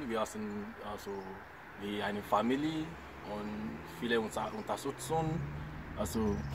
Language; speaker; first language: German; non-native, learner; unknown